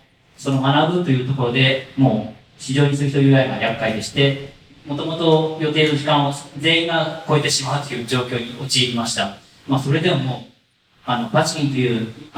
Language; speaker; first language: Japanese; native; Japanese